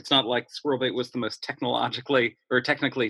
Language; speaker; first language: English; native; English